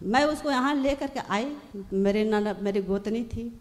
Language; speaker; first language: Hindi; native; Hindi